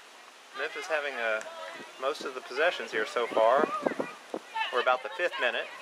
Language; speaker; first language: English; native; English